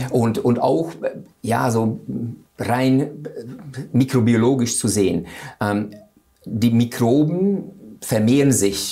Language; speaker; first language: German; non-native, fluent; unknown